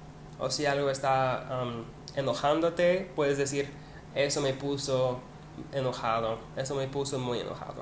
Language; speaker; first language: Spanish; non-native, learner; English